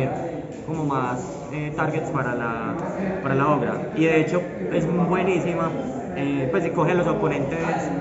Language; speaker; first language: Spanish; native; Spanish